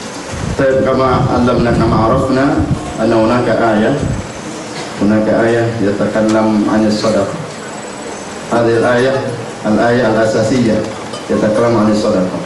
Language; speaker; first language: Arabic; non-native, learner; Indonesian